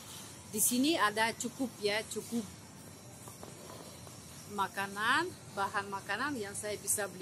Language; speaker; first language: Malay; non-native, fluent; Russian